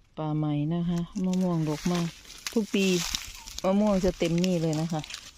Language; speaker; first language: Thai; non-native, local second language; Lao